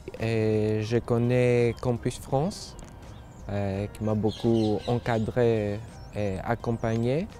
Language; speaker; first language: French; non-native, fluent; Greek